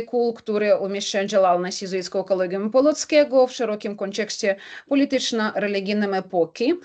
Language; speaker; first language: Polish; non-native, fluent; Belarusian